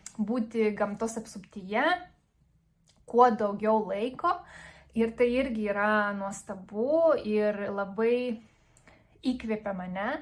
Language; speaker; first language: Lithuanian; non-native, fluent; Spanish